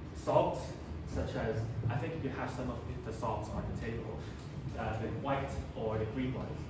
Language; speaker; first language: English; non-native, local second language; Chinese